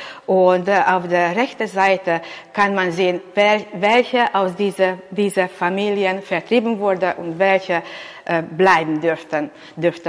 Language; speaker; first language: German; non-native, local second language; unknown